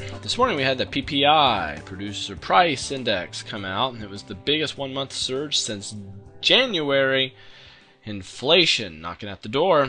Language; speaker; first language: English; native; English